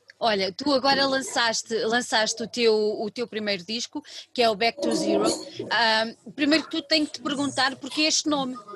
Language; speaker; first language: Portuguese; native; Portuguese